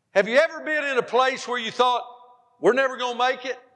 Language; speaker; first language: English; native; English